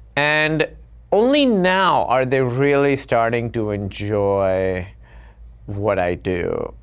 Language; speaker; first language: English; non-native, local second language; Urdu